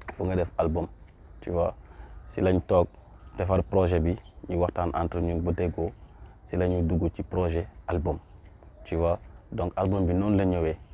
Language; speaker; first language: Wolof; non-native, local second language; Mandingo